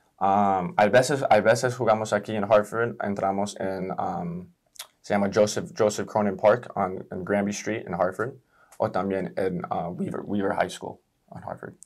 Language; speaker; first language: Spanish; early bilingual, heritage; Spanish